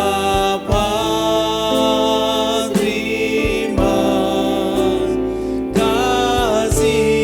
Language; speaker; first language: Indonesian; native; Indonesian